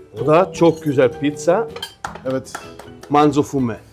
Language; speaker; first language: Turkish; non-native, learner; French